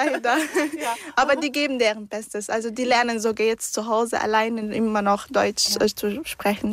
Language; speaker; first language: German; early bilingual, other home language; Arabic